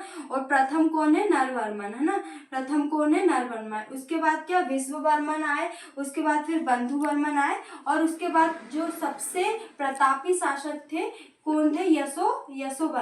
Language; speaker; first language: Hindi; native; Hindi